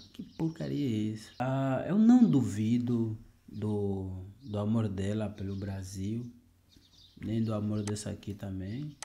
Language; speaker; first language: Portuguese; native; Portuguese